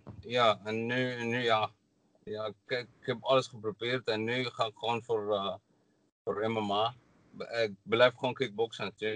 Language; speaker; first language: Dutch; non-native, learner; Arabic